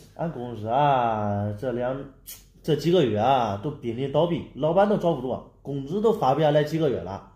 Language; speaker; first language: Chinese; native; Chinese